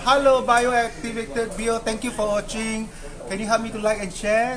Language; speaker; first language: English; non-native, local second language; Chinese